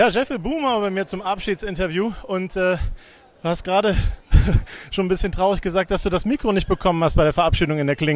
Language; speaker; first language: German; native; German